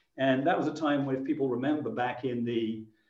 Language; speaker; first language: English; native; English